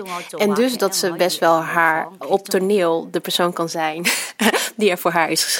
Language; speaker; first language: Dutch; early bilingual, other home language; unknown